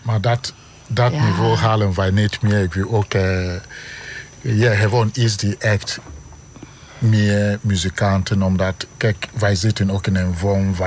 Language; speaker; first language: Dutch; non-native, learner; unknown